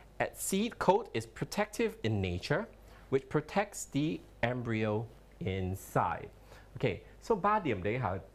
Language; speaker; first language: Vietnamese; non-native, fluent; English